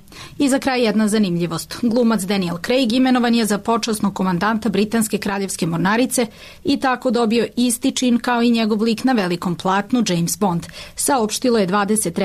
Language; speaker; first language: Serbian; native; Serbian